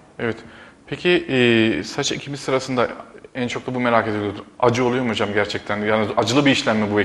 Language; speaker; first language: Turkish; native; Turkish